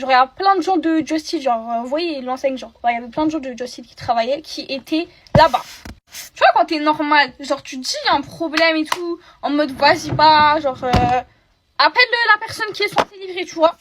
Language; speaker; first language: French; native; French